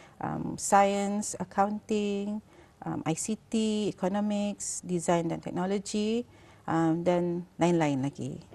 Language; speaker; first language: Malay; native; Malay